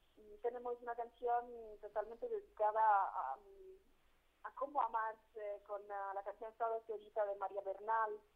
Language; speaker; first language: Spanish; non-native, fluent; Italian